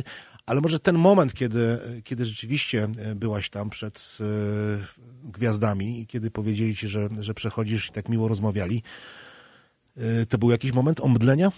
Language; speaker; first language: Polish; native; Polish